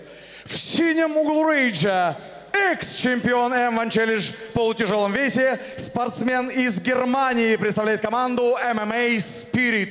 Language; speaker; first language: Russian; native; Russian